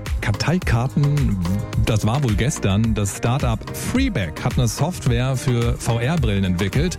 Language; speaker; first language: German; native; German